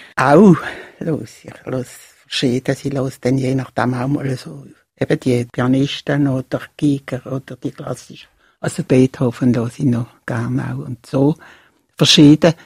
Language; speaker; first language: German; native; German